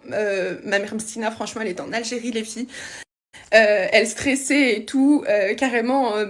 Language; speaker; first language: French; native; French